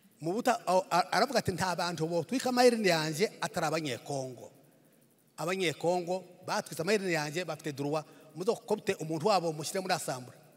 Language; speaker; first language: Kinyarwanda; native; Kinyarwanda